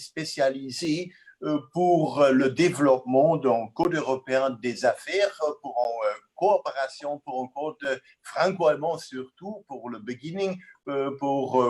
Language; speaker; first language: French; non-native, fluent; German